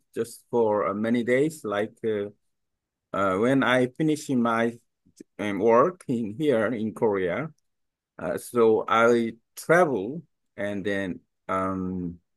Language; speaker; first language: English; non-native, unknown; Korean